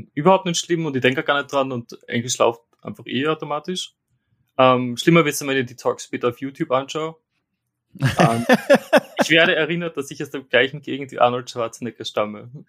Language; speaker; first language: German; native; German